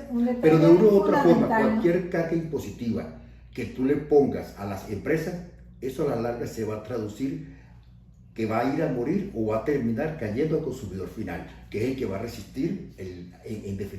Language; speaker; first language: Spanish; native; Spanish